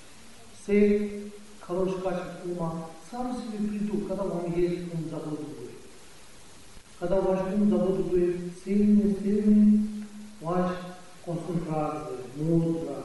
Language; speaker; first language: Russian; non-native, learner; Tibetan